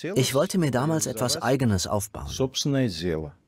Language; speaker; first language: German; non-native, fluent; Russian